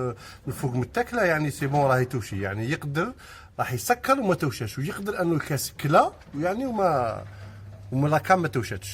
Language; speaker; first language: Arabic; native; Arabic